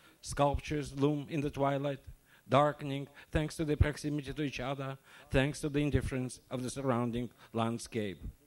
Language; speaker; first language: English; non-native, fluent; Russian